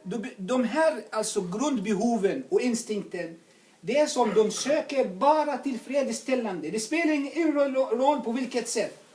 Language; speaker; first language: Swedish; non-native, fluent; Arabic